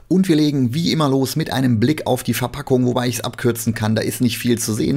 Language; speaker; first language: German; native; German